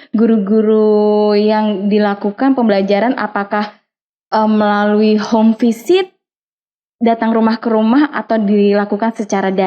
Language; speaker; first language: Indonesian; native; Indonesian